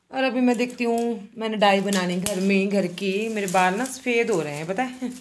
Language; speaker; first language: Hindi; native; Hindi